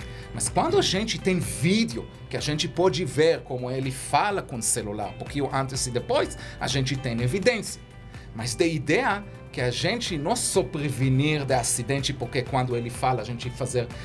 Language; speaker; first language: Portuguese; non-native, learner; Hebrew